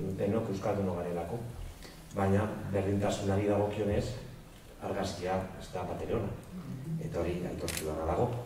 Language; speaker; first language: Basque; non-native, local second language; Spanish